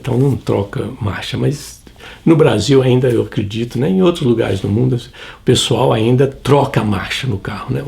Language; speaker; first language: Portuguese; native; Portuguese